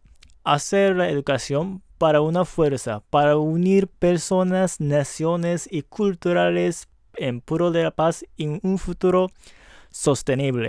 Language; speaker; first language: Spanish; non-native, fluent; Japanese